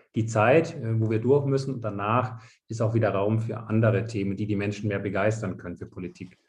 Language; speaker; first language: German; non-native, fluent; French